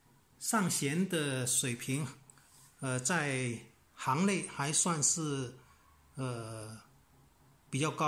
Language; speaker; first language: Chinese; native; Chinese